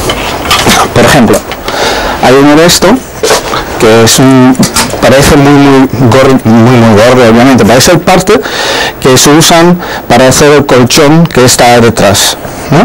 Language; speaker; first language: Spanish; non-native, fluent; Dutch